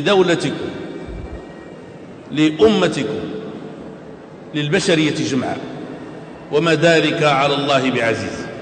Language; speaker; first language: Arabic; native; Arabic